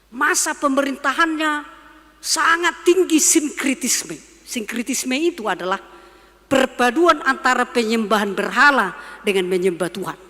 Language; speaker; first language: Indonesian; non-native, local second language; Batak Toba